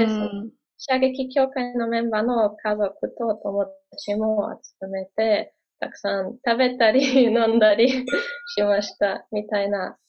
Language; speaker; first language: Japanese; non-native, learner; German